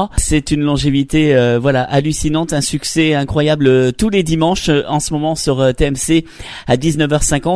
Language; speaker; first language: French; native; French